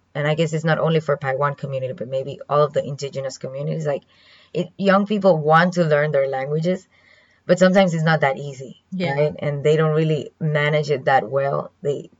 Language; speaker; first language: English; non-native, fluent; Spanish